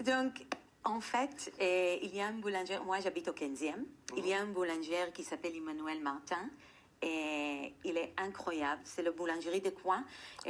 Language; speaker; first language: French; non-native, fluent; Hebrew